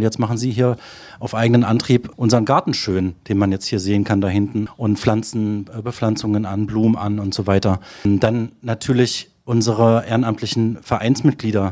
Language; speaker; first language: German; native; German